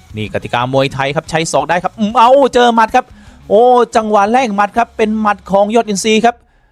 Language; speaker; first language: Thai; native; Thai